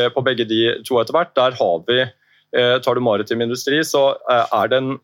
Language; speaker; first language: Norwegian; native; Norwegian